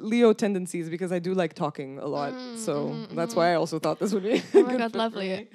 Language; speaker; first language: English; non-native, fluent; Romanian